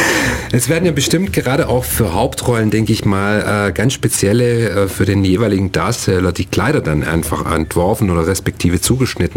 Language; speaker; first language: German; native; German